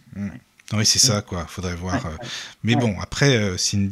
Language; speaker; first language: French; native; French